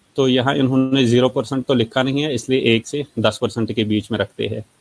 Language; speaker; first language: Hindi; native; Hindi